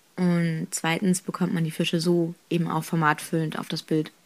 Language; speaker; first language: German; native; German